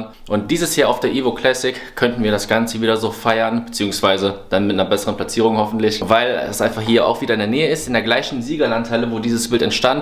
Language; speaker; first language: German; native; German